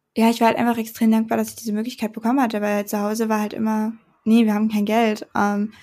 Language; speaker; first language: German; native; German